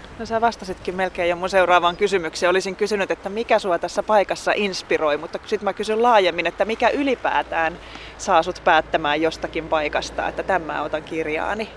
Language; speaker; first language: Finnish; native; Finnish